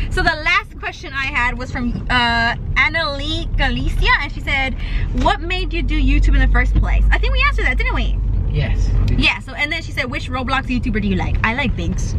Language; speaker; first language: English; native; English